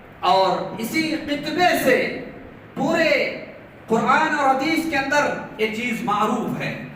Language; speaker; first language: Urdu; native; Urdu